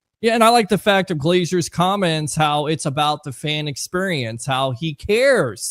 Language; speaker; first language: English; native; English